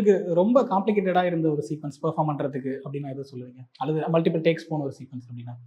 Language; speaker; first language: Tamil; native; Tamil